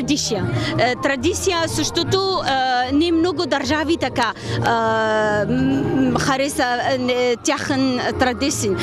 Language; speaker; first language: Bulgarian; non-native, learner; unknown